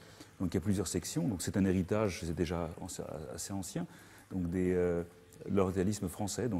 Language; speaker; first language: French; native; French